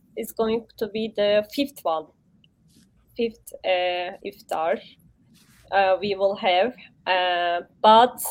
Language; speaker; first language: English; non-native, learner; Turkish